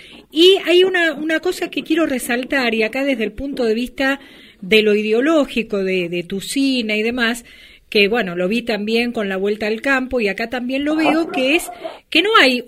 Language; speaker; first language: Spanish; native; Spanish